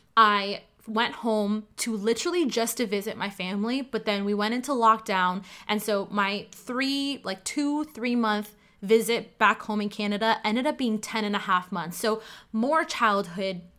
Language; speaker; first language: English; early bilingual, other home language; Cantonese